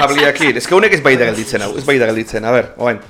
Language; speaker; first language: Basque; native; Basque